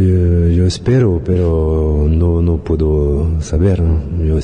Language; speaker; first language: Spanish; non-native, learner; French